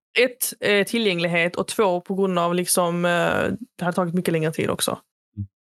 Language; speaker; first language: Swedish; early bilingual, other home language; Arabic